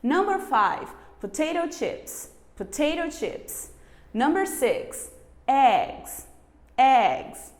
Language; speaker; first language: English; non-native, fluent; Portuguese